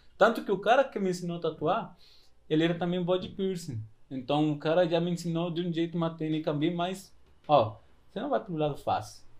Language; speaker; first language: Portuguese; non-native, fluent; Spanish